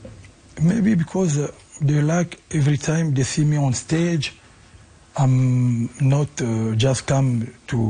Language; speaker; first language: English; non-native, learner; French